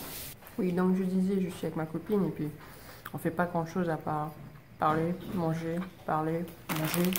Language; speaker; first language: French; native; French